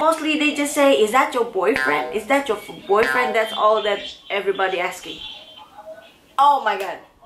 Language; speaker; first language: English; non-native, fluent; Indonesian